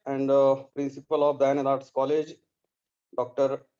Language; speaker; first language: English; non-native, local second language; Marathi